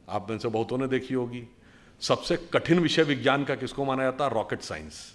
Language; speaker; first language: Hindi; native; Hindi